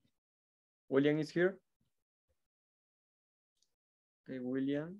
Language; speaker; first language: English; non-native, learner; Spanish